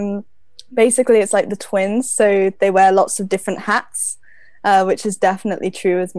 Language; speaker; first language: English; native; English